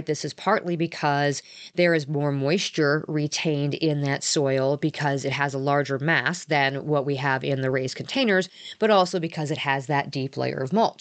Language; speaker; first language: English; native; English